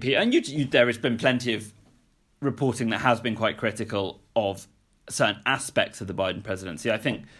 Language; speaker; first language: English; native; English